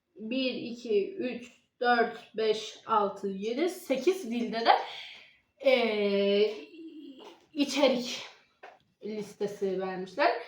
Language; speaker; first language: Turkish; native; Turkish